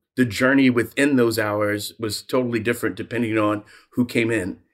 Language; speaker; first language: English; native; English